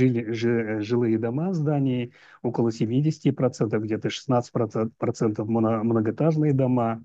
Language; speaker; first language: Russian; non-native, local second language; Uzbek